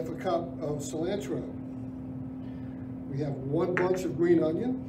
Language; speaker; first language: English; native; English